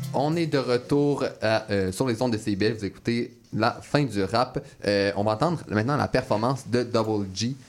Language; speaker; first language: French; native; French